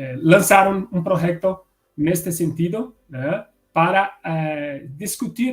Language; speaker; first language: Spanish; non-native, fluent; Portuguese